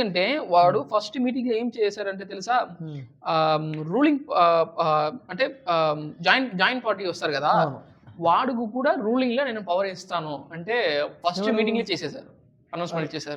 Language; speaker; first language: Telugu; non-native, local second language; Tamil